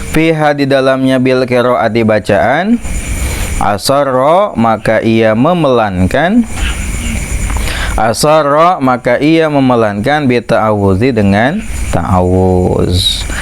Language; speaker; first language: Indonesian; non-native, local second language; Sundanese